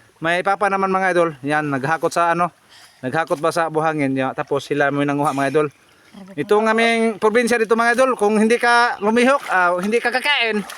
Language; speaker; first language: Filipino; non-native, local second language; Cebuano